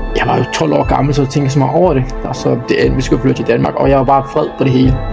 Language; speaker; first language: Danish; early bilingual, other home language; Malay